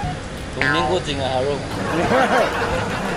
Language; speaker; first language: Chinese; native; Chinese